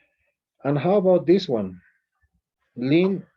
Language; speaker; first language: English; non-native, fluent; Spanish